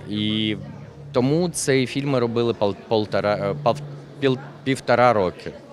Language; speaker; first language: Ukrainian; non-native, local second language; Russian